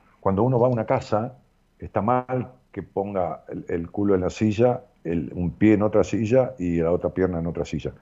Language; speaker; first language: Spanish; native; Spanish